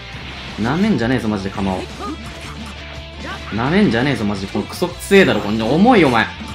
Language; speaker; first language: Japanese; native; Japanese